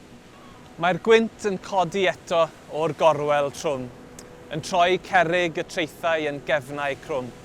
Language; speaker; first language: Welsh; native; Welsh